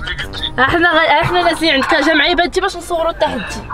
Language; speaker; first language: Arabic; native; Arabic